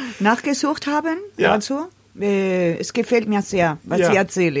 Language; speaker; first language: German; non-native, learner; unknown